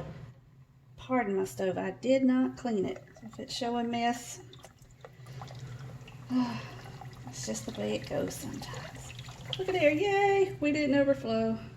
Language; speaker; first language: English; native; English